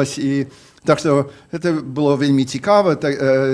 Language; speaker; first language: Belarusian; non-native, fluent; English